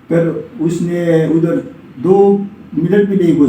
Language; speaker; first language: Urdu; non-native, local second language; Pashto